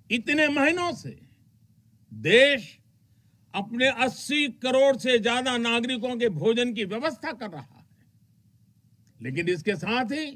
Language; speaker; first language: Hindi; non-native, local second language; Gujarati